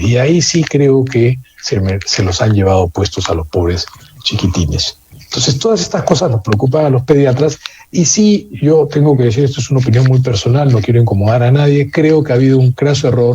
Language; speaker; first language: Spanish; native; Spanish